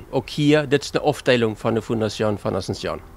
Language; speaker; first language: German; non-native, learner; Plautdietsch